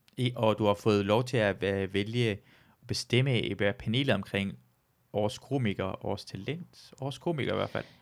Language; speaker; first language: Danish; non-native, fluent; Persian